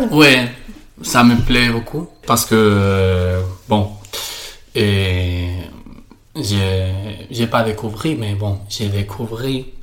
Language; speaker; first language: French; non-native, learner; Spanish